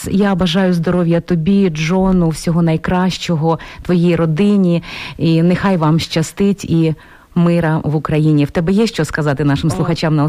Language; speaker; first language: Ukrainian; native; Ukrainian